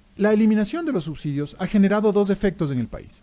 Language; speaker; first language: Spanish; native; Spanish